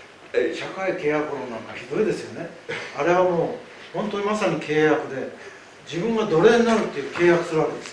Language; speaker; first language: Japanese; native; Japanese